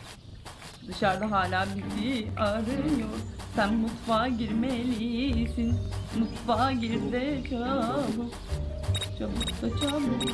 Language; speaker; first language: Turkish; native; Turkish